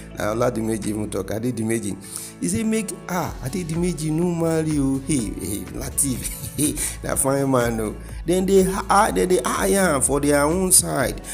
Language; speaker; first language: Nigerian Pidgin; non-native, local second language; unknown